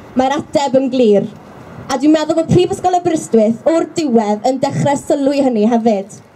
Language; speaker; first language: Welsh; native; Welsh